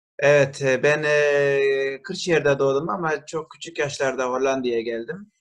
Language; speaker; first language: Turkish; early bilingual, heritage; Turkish